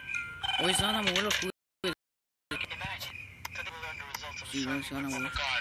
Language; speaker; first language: Spanish; native; Spanish